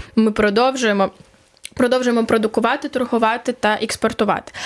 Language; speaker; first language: Ukrainian; native; Ukrainian